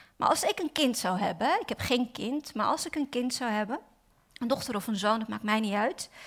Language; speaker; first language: Dutch; native; Dutch